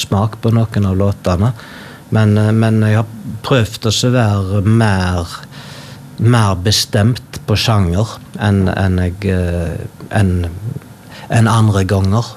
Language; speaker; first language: Norwegian; native; Norwegian